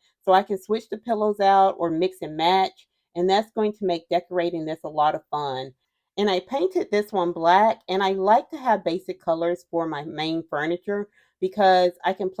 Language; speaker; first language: English; native; English